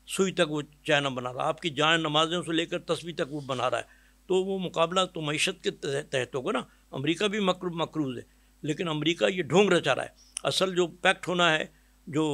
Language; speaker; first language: Urdu; native; Urdu